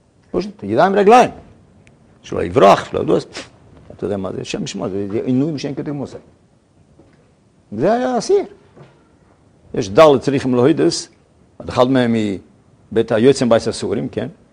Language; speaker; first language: Hebrew; non-native, fluent; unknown